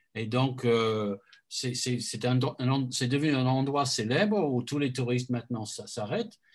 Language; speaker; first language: French; non-native, fluent; English